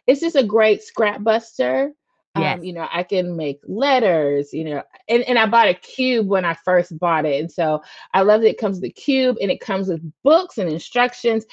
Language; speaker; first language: English; native; English